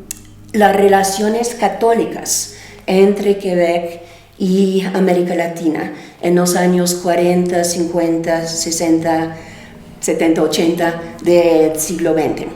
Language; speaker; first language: Spanish; non-native, fluent; English